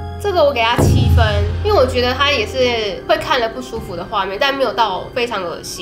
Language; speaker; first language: Chinese; native; Chinese